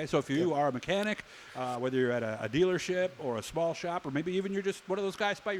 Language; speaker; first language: English; native; English